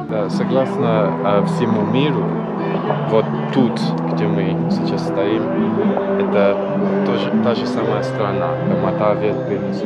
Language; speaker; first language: Russian; non-native, learner; English